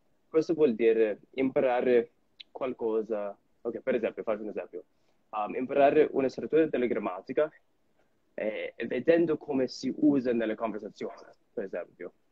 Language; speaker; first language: Italian; non-native, fluent; English